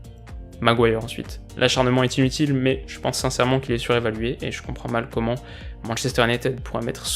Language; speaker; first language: French; native; French